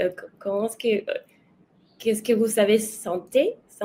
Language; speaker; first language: French; non-native, learner; Spanish